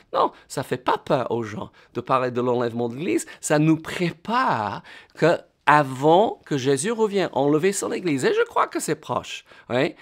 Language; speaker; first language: French; non-native, fluent; English